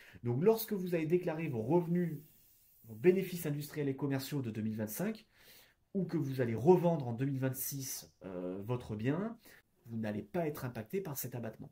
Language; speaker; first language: French; native; French